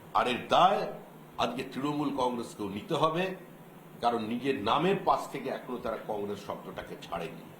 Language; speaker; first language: Bangla; native; Bangla